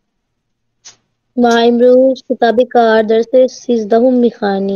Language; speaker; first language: Persian; non-native, learner; Urdu